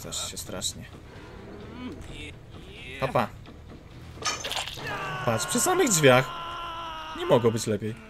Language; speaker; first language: Polish; native; Polish